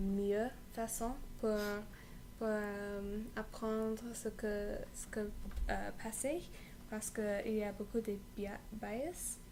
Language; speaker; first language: French; non-native, learner; English